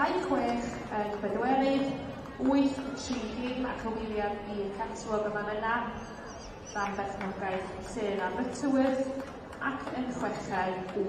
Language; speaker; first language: Welsh; native; Welsh